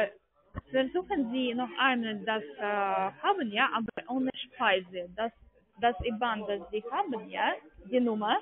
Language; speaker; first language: German; non-native, learner; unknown